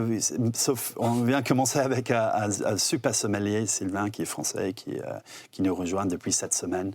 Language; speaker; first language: French; non-native, fluent; English